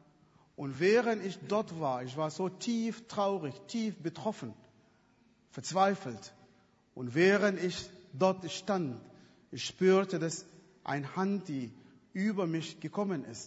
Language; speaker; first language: German; non-native, fluent; Arabic